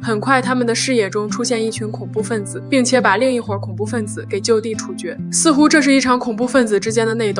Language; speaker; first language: Chinese; native; Chinese